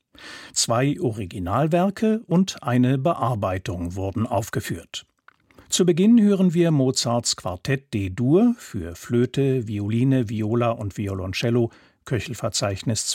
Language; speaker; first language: German; native; German